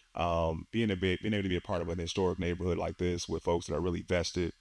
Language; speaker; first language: English; native; English